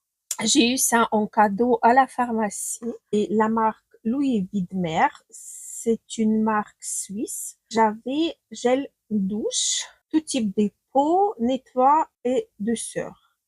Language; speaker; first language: French; non-native, fluent; Ukrainian